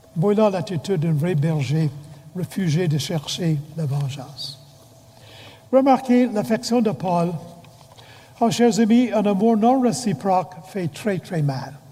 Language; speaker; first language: French; non-native, fluent; English